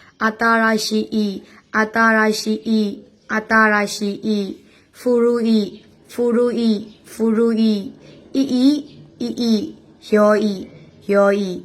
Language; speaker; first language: Japanese; non-native, fluent; Burmese